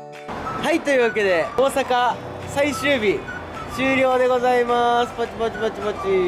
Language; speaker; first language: Japanese; native; Japanese